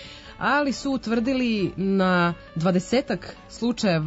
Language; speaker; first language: Croatian; native; Croatian